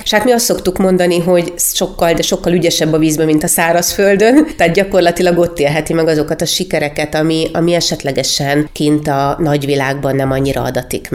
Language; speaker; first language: Hungarian; native; Hungarian